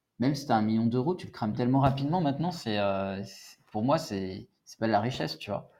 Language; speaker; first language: French; native; French